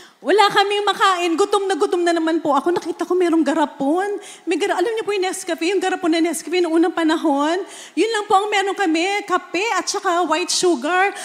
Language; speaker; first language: Filipino; native; Filipino